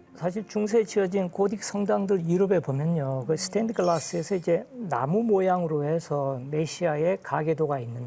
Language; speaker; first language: Korean; native; Korean